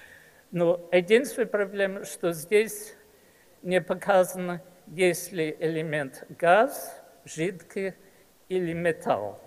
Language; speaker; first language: Russian; early bilingual, heritage; English